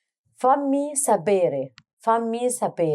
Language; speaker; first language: Italian; non-native, learner; Arabic